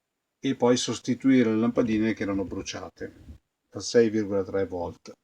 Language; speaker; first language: Italian; native; Italian